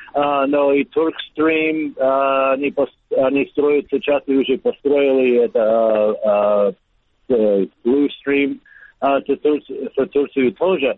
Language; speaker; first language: Russian; non-native, learner; English